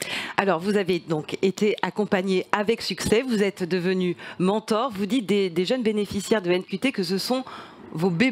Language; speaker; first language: French; native; French